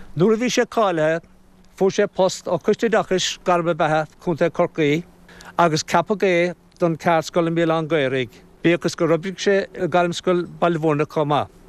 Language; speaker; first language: Irish; native; Irish